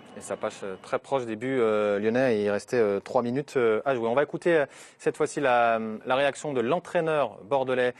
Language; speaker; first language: French; native; French